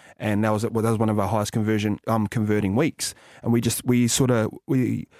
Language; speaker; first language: English; native; English